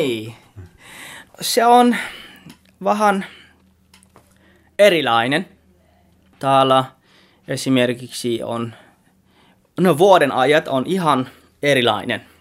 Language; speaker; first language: Finnish; non-native, learner; Tswana